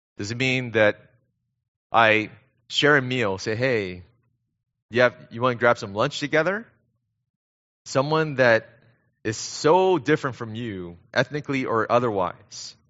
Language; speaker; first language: English; early bilingual, other home language; Korean